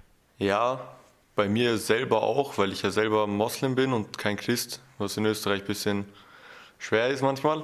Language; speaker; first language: German; early bilingual, other home language; Albanian